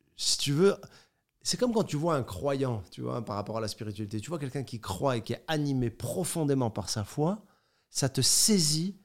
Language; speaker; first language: French; native; French